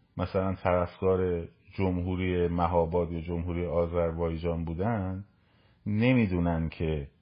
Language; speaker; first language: Persian; native; Persian